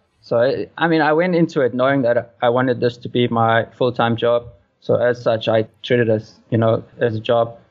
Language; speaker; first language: English; native; English